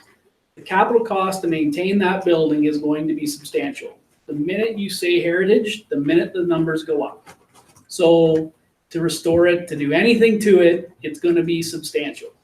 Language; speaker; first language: English; native; English